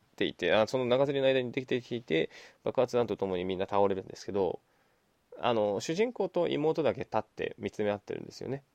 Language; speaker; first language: Japanese; native; Japanese